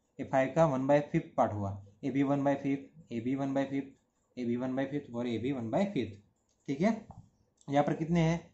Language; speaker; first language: Hindi; non-native, local second language; Gujarati